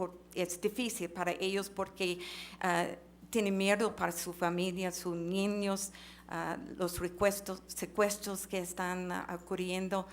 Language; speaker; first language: Spanish; non-native, fluent; English